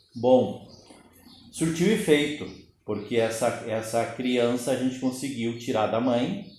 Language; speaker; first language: Portuguese; native; Portuguese